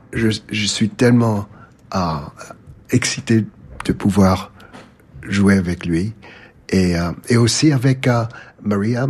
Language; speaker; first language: French; non-native, fluent; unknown